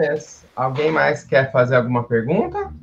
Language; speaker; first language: Portuguese; native; Portuguese